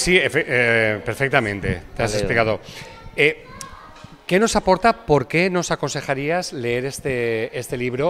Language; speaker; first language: Spanish; non-native, local second language; Catalan